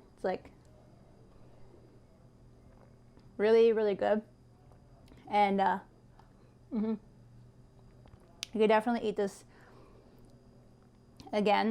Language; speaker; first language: English; native; English